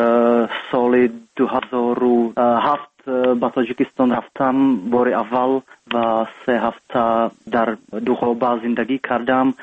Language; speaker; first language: Persian; non-native, learner; Czech